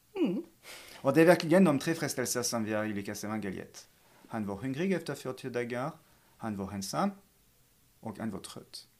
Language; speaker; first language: Swedish; non-native, fluent; French